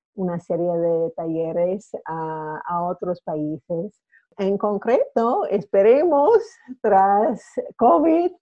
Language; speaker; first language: Spanish; non-native, fluent; English